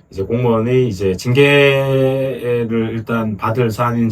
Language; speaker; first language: Korean; native; Korean